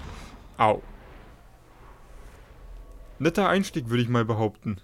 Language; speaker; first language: German; native; German